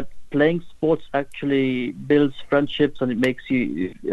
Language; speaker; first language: English; non-native, local second language; Urdu